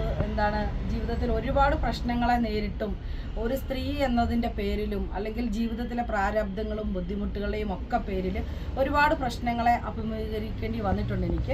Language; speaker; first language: Malayalam; native; Malayalam